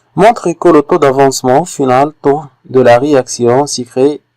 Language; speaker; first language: French; non-native, local second language; Arabic